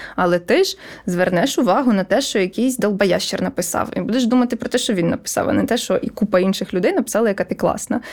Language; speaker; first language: Ukrainian; non-native, local second language; Russian